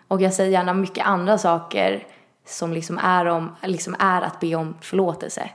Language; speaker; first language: Swedish; early bilingual, other home language; Italian